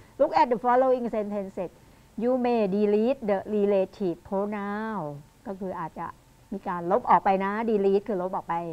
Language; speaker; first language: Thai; native; Thai